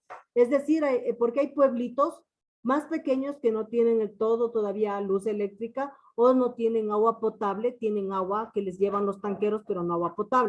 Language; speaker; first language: Spanish; native; Spanish